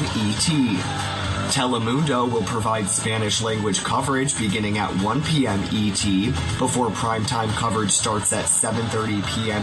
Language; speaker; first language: English; native; English